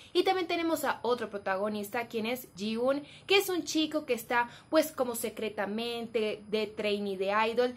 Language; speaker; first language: Spanish; native; Spanish